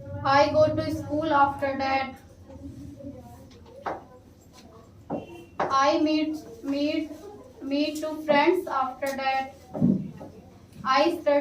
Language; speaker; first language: English; non-native, learner; Hindi